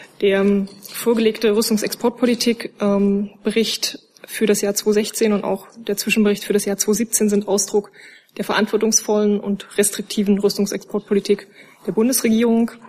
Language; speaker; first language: German; native; German